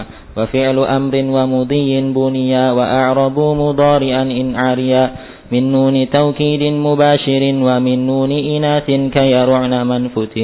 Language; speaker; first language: Arabic; non-native, learner; Indonesian